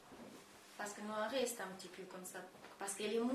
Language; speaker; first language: French; non-native, learner; Romanian